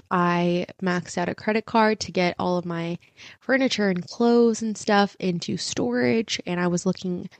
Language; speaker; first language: English; early bilingual, other home language; Spanish